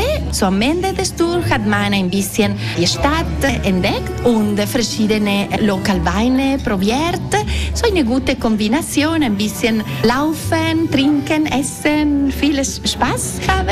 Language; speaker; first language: German; non-native, local second language; Italian